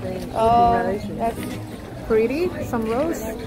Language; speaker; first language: English; non-native, fluent; Indonesian